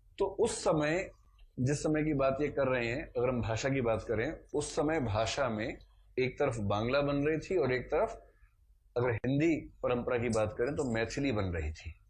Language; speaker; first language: Hindi; native; Hindi